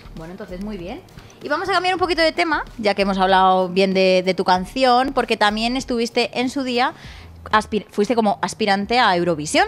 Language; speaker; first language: Spanish; native; Spanish